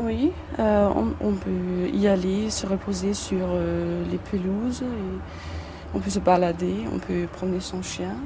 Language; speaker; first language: French; non-native, fluent; Danish